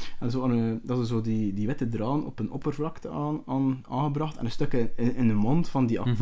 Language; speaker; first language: Dutch; native; Dutch